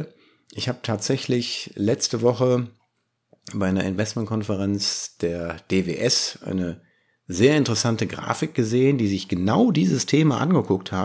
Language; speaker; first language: German; native; German